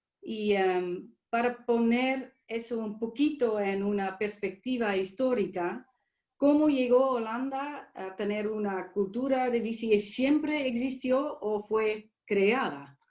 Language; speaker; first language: Spanish; non-native, fluent; Dutch